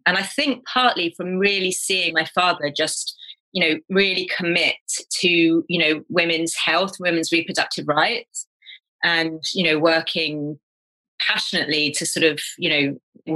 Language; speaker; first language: English; native; English